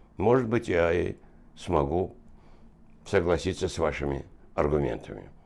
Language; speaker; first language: Russian; non-native, local second language; Azerbaijani